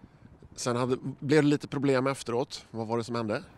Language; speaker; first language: Swedish; native; Swedish